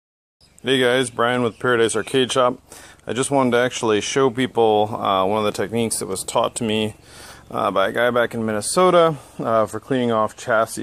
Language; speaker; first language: English; native; English